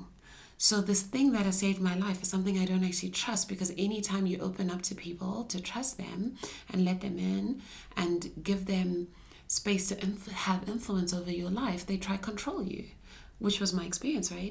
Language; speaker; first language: English; non-native, local second language; Shona